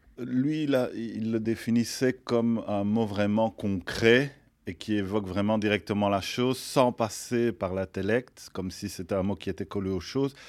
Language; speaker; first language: French; native; French